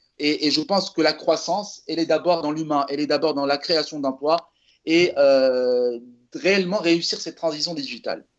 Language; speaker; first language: French; non-native, local second language; Arabic